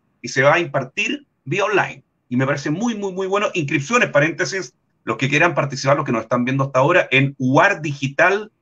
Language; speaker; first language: Spanish; native; Spanish